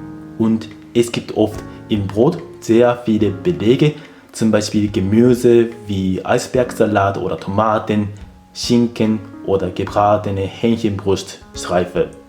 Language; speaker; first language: German; non-native, fluent; Japanese